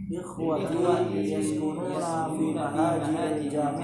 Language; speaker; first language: Arabic; non-native, learner; Indonesian